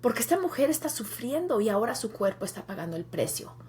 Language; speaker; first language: Spanish; early bilingual, heritage; Spanish